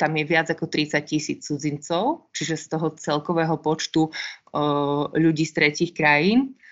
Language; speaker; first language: Slovak; native; Slovak